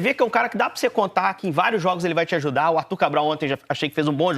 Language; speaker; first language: Portuguese; native; Portuguese